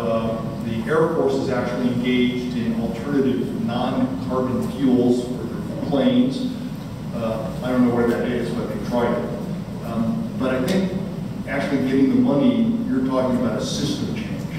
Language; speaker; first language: English; native; English